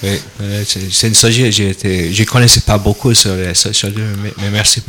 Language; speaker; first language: French; non-native, learner; English